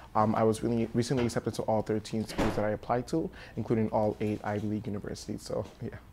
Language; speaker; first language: English; early bilingual, other home language; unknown